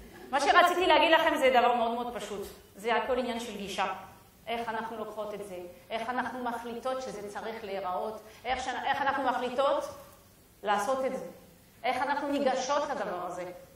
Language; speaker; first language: Hebrew; non-native, fluent; French